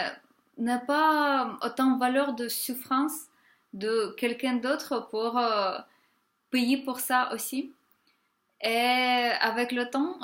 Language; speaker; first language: French; non-native, fluent; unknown